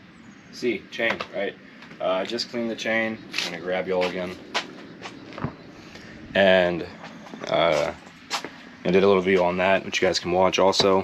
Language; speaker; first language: English; native; English